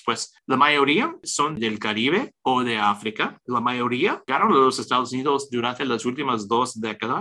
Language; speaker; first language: Spanish; early bilingual, heritage; English